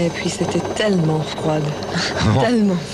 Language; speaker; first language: French; non-native, learner; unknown